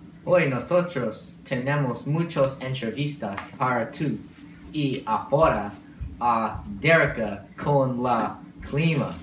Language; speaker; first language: Spanish; non-native, learner; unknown